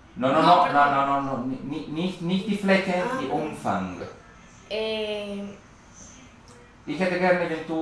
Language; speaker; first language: German; non-native, learner; Spanish